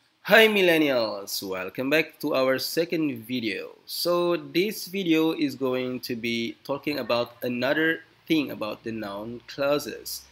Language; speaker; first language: English; non-native, fluent; Indonesian